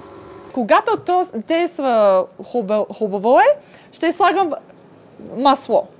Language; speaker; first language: Bulgarian; non-native, learner; English